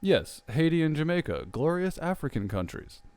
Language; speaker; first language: English; native; English